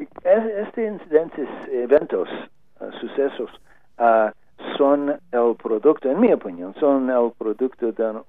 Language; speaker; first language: Spanish; non-native, learner; English